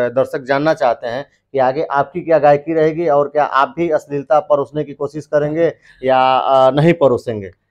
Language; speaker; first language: Hindi; non-native, local second language; Bhojpuri